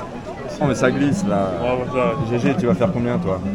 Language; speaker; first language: French; native; French